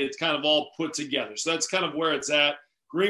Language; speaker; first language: English; native; English